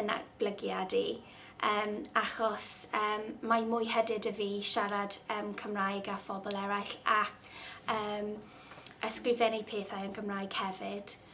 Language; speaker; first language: Welsh; non-native, local second language; English